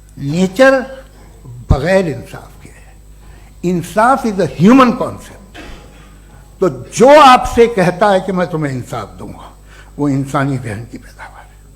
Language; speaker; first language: Urdu; native; Urdu